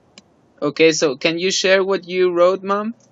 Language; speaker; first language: English; non-native, fluent; Spanish